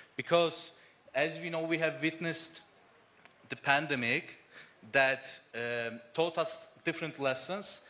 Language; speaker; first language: English; non-native, fluent; Azerbaijani